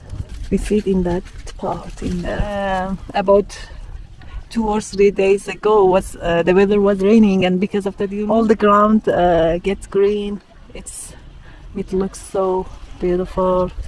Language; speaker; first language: English; non-native, learner; Kurdish